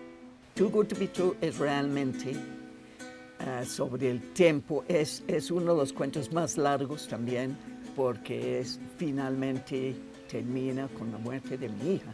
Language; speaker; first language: Spanish; non-native, fluent; English